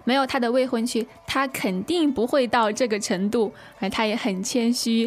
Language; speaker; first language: Chinese; native; Chinese